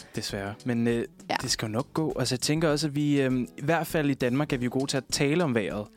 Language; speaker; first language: Danish; native; Danish